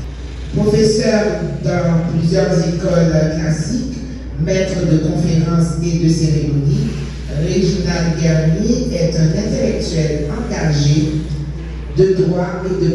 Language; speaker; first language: French; non-native, local second language; Haitian Creole